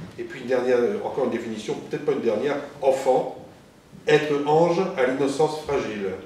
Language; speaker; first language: French; native; French